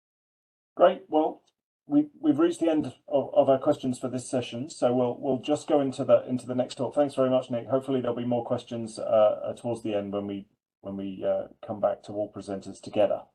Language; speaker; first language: English; native; English